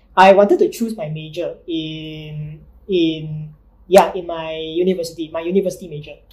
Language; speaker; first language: English; non-native, local second language; Chinese